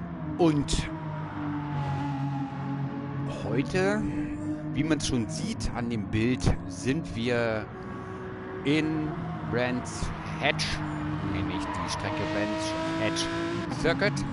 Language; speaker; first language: German; native; German